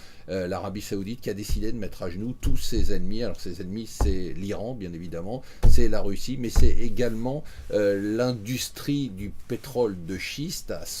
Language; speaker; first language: French; native; French